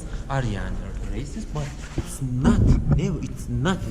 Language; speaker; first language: English; non-native, learner; Persian